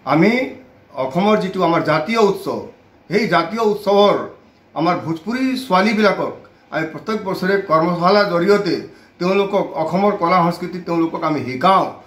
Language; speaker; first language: Assamese; non-native, local second language; Bhojpuri